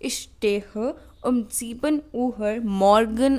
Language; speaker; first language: German; non-native, learner; Hindi